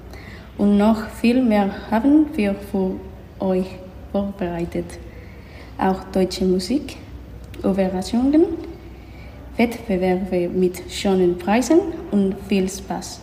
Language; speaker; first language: German; non-native, fluent; Spanish